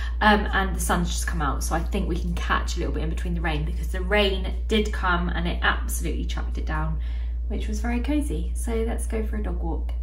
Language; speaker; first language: English; native; English